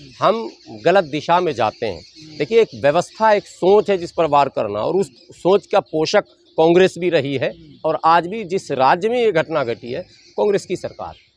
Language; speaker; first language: Hindi; native; Hindi